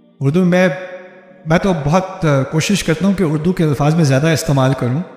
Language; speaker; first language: Urdu; early bilingual, heritage; Urdu